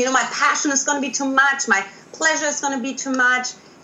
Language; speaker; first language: English; non-native, fluent; German